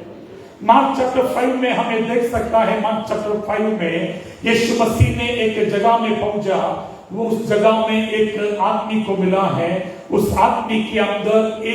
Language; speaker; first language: Hindi; non-native, local second language; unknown